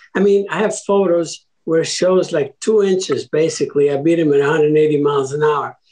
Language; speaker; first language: English; early bilingual, other home language; Italian